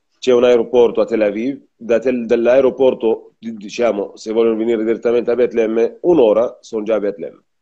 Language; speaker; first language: Italian; non-native, fluent; Arabic